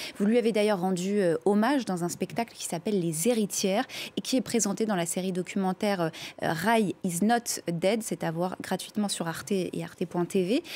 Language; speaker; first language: French; native; French